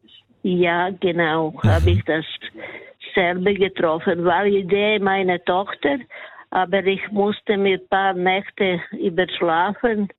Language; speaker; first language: German; non-native, learner; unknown